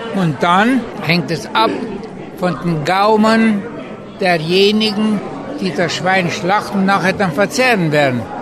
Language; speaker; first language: German; native; German